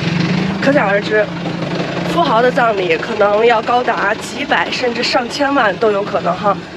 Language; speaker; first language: Chinese; native; Chinese